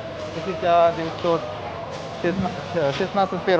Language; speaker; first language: Russian; non-native, learner; Hindi